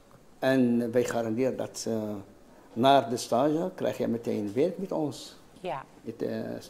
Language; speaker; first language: Dutch; non-native, learner; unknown